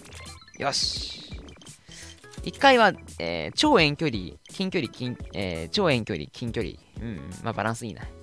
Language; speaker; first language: Japanese; native; Japanese